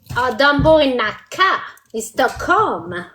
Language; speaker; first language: Swedish; non-native, learner; French